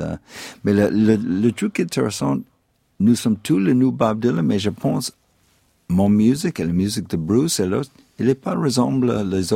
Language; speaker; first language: French; non-native, fluent; English